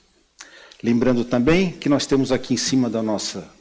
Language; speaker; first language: Portuguese; native; Portuguese